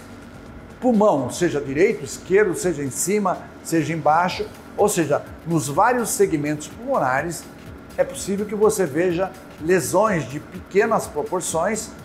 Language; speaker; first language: Portuguese; native; Portuguese